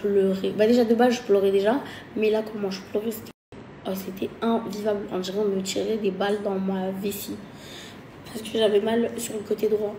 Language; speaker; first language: French; native; French